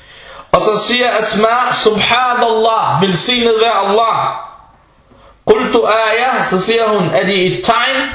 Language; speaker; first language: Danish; early bilingual, other home language; Arabic